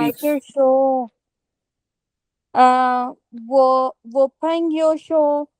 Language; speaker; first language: Chinese; non-native, learner; Hindi